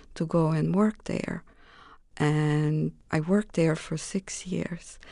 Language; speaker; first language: English; non-native, fluent; Romanian